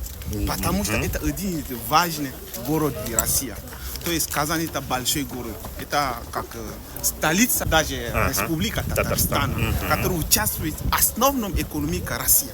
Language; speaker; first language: Russian; non-native, fluent; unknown